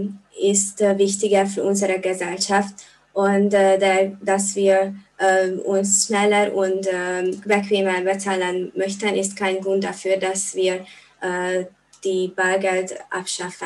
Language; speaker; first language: German; non-native, fluent; Hungarian